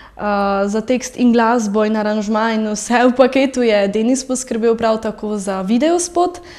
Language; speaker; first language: Slovenian; early bilingual, other home language; French